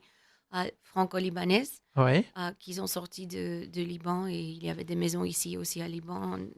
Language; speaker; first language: French; non-native, learner; English